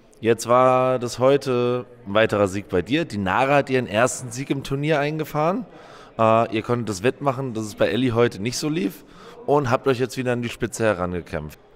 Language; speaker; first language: German; native; German